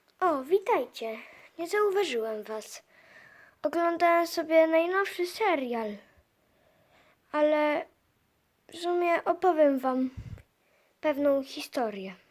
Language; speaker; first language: Polish; native; Polish